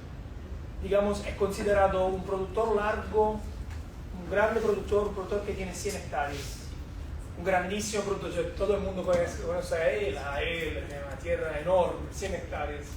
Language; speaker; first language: Spanish; non-native, fluent; Portuguese